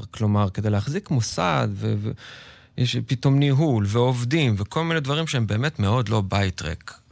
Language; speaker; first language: Hebrew; native; Hebrew